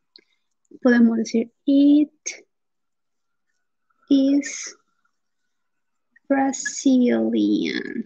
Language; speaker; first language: English; non-native, fluent; Spanish